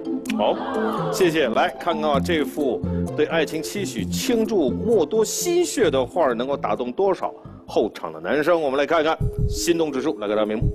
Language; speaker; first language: Chinese; native; Chinese